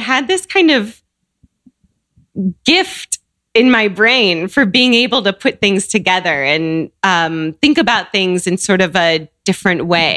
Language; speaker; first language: English; native; English